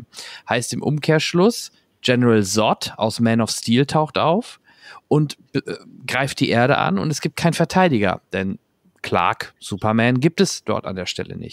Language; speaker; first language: German; native; German